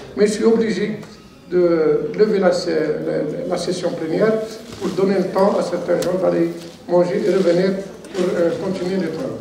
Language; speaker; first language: French; non-native, local second language; Arabic